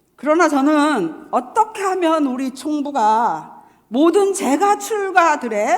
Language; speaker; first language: Korean; native; Korean